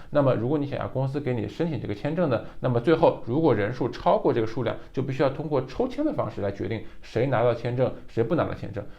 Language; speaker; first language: Chinese; native; Chinese